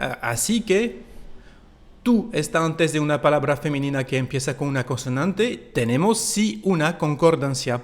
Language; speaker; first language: Spanish; non-native, fluent; French